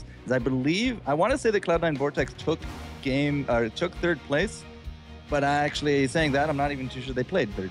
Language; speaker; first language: English; native; English